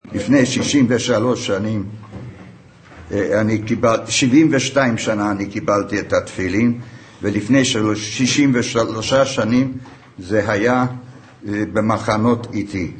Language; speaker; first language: Hebrew; non-native, fluent; Hungarian